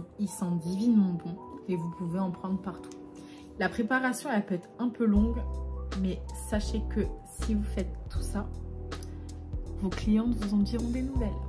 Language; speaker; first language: French; native; French